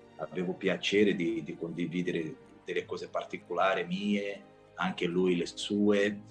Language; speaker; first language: Italian; non-native, fluent; Portuguese